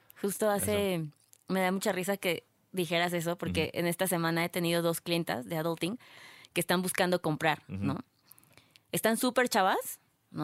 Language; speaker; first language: Spanish; native; Spanish